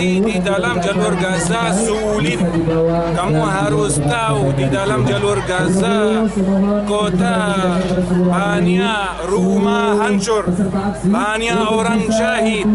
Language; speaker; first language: Indonesian; non-native, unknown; Arabic